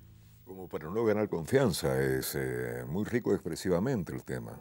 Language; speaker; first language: Spanish; native; Spanish